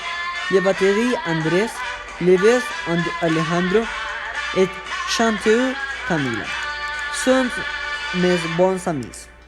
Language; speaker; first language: French; non-native, learner; Spanish